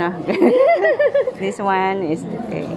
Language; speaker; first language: English; non-native, local second language; Filipino